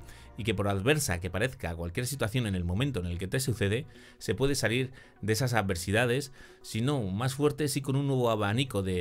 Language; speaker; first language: Spanish; native; Spanish